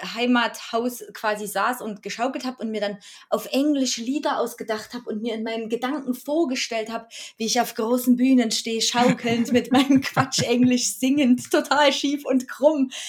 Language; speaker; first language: German; native; German